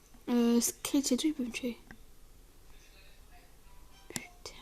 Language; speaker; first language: French; native; French